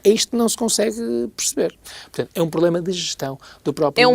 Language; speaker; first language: Portuguese; native; Portuguese